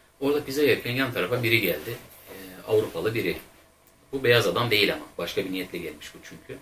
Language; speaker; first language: Turkish; native; Turkish